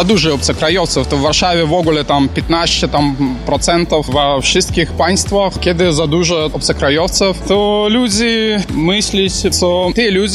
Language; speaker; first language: Polish; non-native, learner; Belarusian